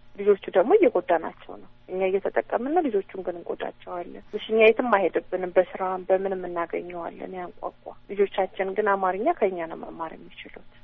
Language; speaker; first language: Amharic; native; Amharic